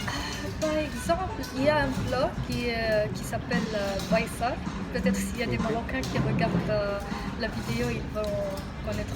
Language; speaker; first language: French; non-native, local second language; Arabic